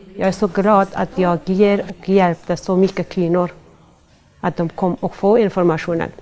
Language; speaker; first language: Swedish; non-native, fluent; Persian